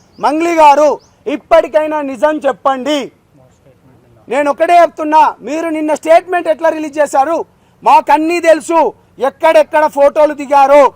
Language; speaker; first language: Telugu; non-native, local second language; Lambadi